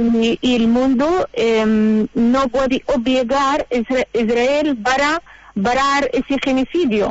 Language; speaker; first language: Spanish; non-native, learner; Arabic